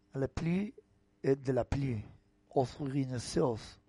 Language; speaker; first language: French; non-native, learner; Spanish